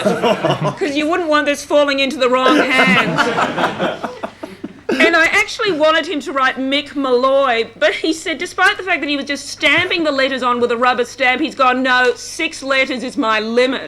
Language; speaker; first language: English; native; English